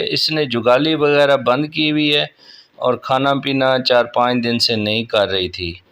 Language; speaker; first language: Urdu; non-native, local second language; Punjabi